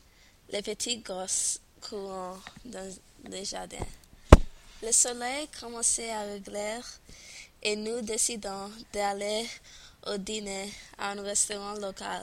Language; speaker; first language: French; non-native, learner; English